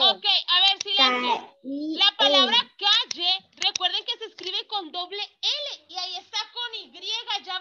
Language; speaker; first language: Spanish; native; Spanish